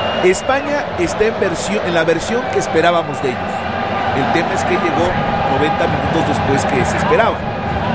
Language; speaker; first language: Spanish; native; Spanish